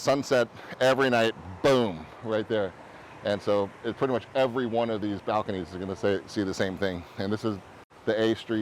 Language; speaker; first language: English; native; English